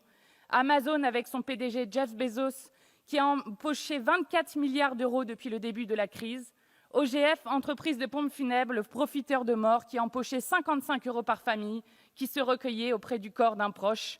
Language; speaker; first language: French; native; French